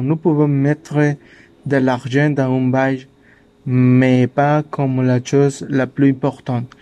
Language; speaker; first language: French; non-native, learner; Spanish